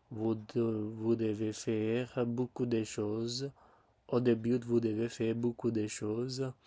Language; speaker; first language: French; non-native, learner; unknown